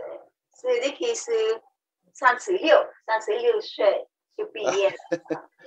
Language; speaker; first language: Chinese; non-native, learner; Vietnamese